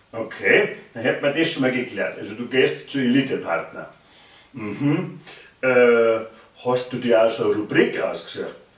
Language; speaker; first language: German; native; German